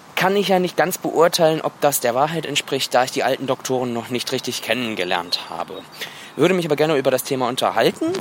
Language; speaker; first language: German; native; German